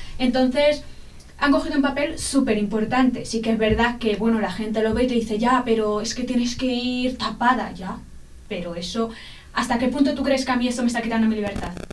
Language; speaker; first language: Spanish; early bilingual, other home language; Arabic